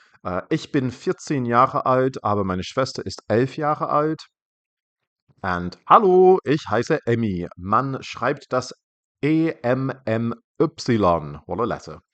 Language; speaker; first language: German; non-native, fluent; English